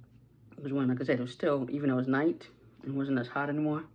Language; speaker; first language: English; native; English